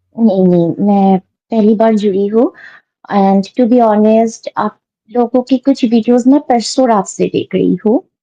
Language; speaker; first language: Hindi; non-native, fluent; Bangla